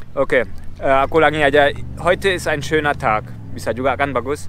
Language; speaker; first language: Indonesian; non-native, fluent; German